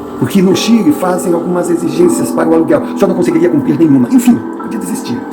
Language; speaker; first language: Portuguese; non-native, fluent; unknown